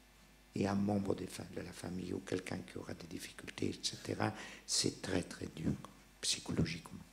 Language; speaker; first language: French; non-native, local second language; Persian